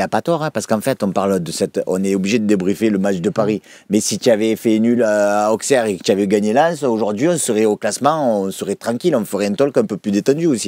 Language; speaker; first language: French; native; French